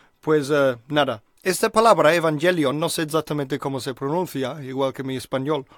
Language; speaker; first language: Spanish; non-native, fluent; English